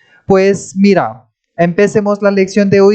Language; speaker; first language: Spanish; non-native, fluent; Hindi